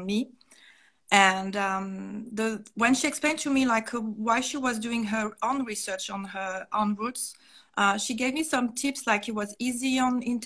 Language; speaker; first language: English; non-native, fluent; French